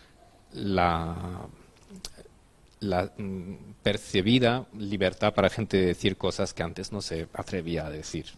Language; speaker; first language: Spanish; non-native, fluent; German